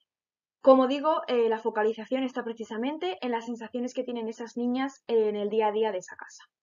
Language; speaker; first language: Spanish; native; Spanish